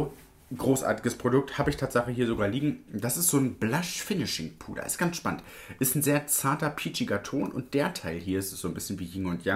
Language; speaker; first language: German; native; German